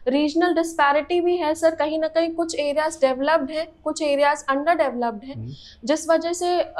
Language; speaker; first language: Hindi; native; Hindi